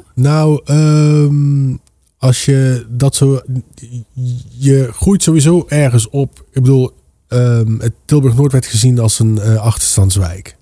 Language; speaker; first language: Dutch; early bilingual, other home language; Papiamento